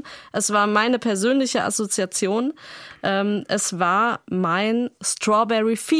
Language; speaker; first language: German; native; German